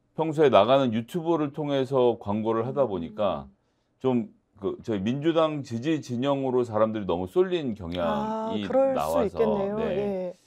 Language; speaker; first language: Korean; native; Korean